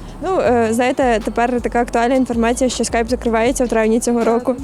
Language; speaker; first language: Ukrainian; native; Ukrainian